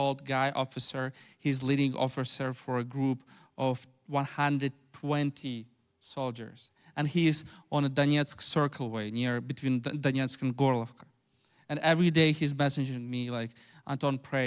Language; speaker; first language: English; non-native, fluent; Ukrainian